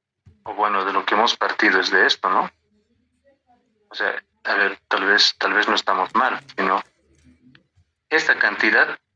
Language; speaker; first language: Spanish; native; Spanish